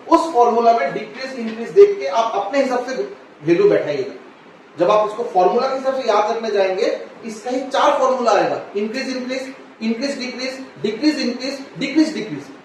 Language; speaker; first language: Hindi; non-native, local second language; Bangla